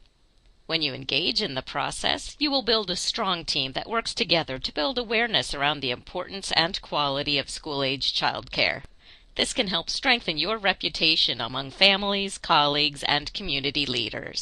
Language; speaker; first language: English; native; English